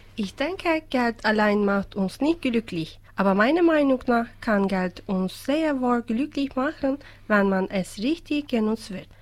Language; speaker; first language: German; non-native, fluent; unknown